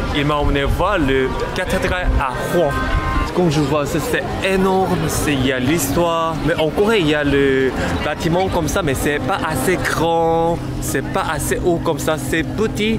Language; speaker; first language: French; non-native, learner; Korean